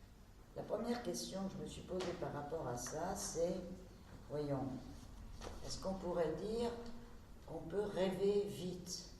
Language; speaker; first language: French; native; French